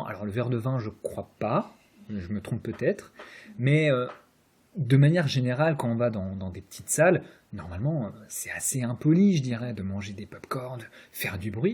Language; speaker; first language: French; native; French